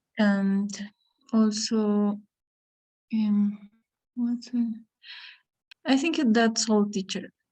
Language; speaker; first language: English; non-native, learner; Spanish